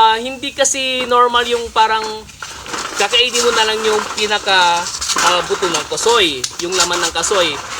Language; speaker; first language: Filipino; non-native, local second language; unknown